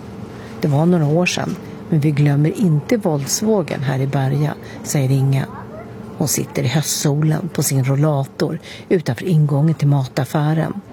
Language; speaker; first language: Swedish; native; Swedish